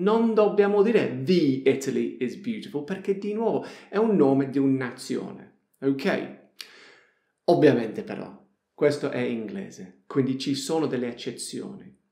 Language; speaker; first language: Italian; non-native, fluent; English